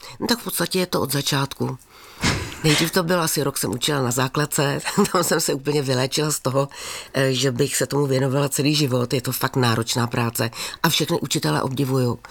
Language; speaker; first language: Czech; native; Czech